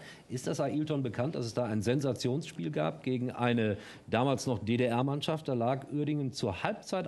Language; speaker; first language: German; native; German